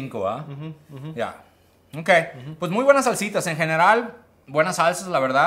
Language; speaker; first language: Spanish; native; Spanish